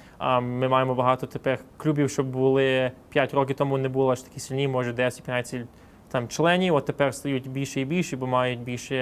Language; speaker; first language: Ukrainian; early bilingual, heritage; English